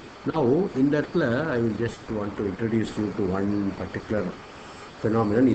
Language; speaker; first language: English; non-native, local second language; Tamil